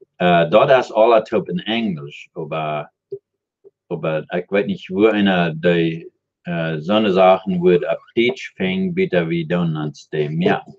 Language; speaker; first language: German; non-native, learner; Dutch